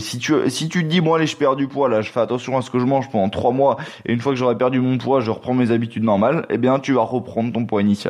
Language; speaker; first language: French; native; French